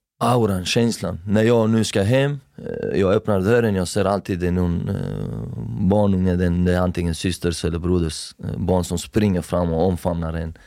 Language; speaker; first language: Swedish; early bilingual, other home language; Persian